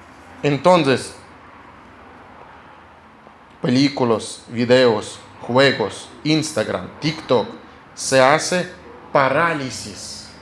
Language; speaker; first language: Spanish; non-native, fluent; Russian